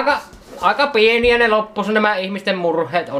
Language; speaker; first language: Finnish; native; Finnish